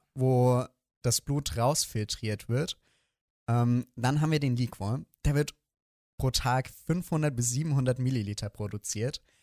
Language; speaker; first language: German; native; German